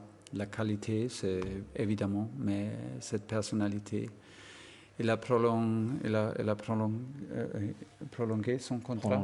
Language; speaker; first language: French; non-native, fluent; German